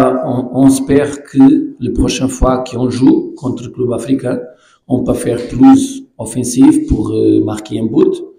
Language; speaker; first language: French; non-native, fluent; Portuguese